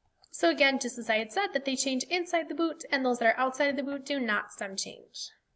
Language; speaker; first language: English; native; English